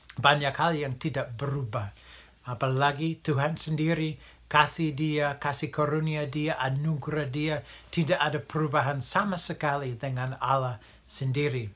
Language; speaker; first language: Indonesian; non-native, fluent; English